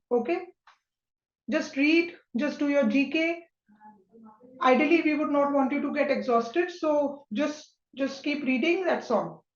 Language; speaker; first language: English; non-native, local second language; Hindi